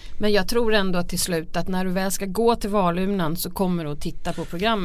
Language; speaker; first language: Swedish; native; Swedish